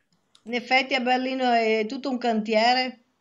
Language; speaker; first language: Italian; native; Italian